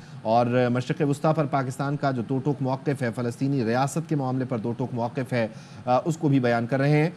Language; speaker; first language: Urdu; native; Urdu